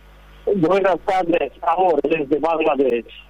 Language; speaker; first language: Spanish; non-native, learner; Bangla